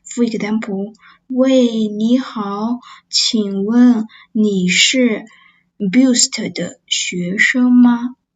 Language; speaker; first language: Chinese; non-native, fluent; English